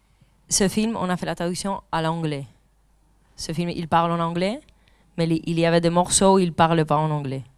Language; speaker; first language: French; non-native, fluent; Spanish